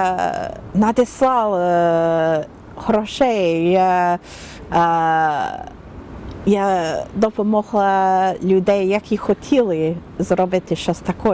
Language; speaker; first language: Ukrainian; non-native, learner; English